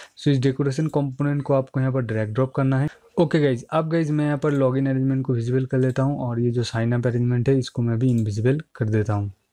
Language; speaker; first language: Hindi; native; Hindi